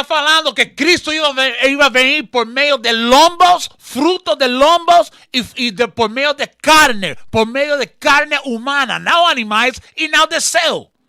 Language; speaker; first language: Spanish; early bilingual, heritage; Spanish